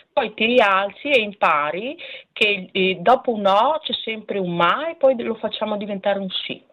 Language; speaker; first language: Italian; native; Italian